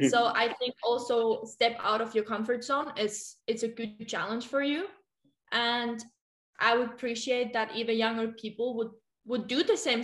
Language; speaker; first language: English; non-native, fluent; Finnish